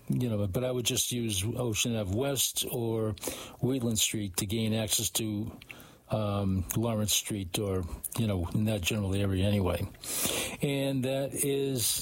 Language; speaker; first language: English; native; English